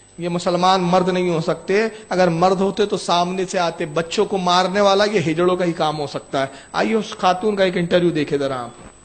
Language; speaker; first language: Urdu; native; Urdu